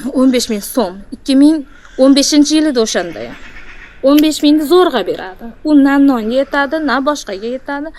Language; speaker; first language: Uzbek; native; Uzbek